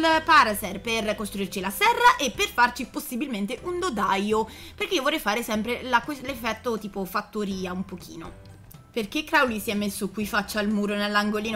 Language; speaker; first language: Italian; native; Italian